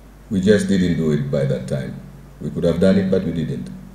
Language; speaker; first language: English; non-native, local second language; Swahili